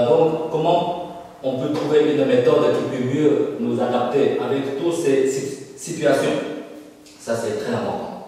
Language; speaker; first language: French; non-native, fluent; Chinese